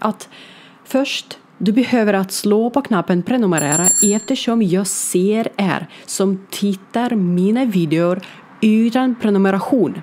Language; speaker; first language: Swedish; non-native, learner; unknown